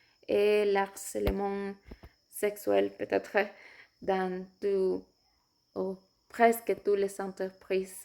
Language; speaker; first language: French; non-native, fluent; Spanish